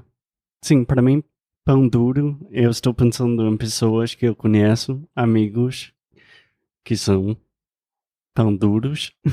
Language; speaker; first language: Portuguese; non-native, fluent; English